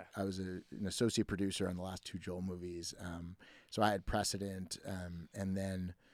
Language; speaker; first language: English; native; English